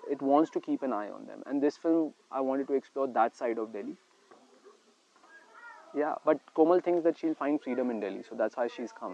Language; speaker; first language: English; non-native, local second language; Hindi